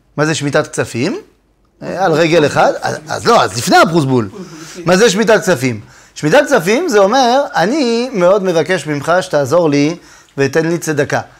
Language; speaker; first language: Hebrew; non-native, fluent; French